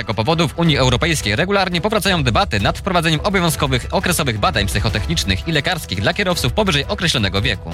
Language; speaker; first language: Polish; native; Polish